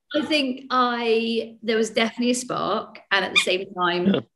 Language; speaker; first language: English; native; English